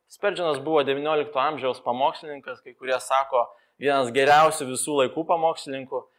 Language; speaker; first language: Lithuanian; non-native, fluent; Romanian